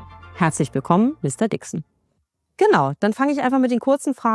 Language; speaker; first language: German; native; German